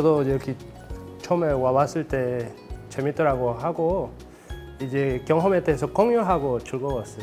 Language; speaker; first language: Korean; non-native, fluent; Spanish